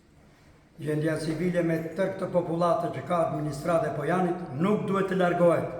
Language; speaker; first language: Albanian; native; Albanian